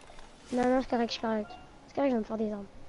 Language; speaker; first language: French; native; French